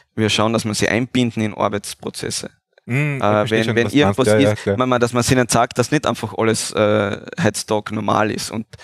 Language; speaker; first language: German; native; German